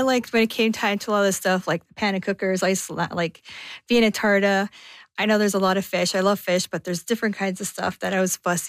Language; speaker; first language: English; native; English